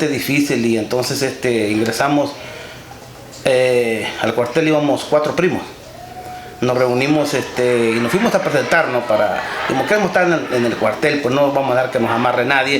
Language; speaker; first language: Spanish; native; Spanish